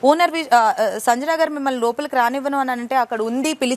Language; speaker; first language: Telugu; native; Telugu